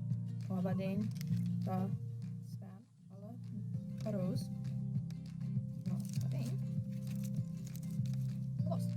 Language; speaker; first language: Arabic; non-native, learner; English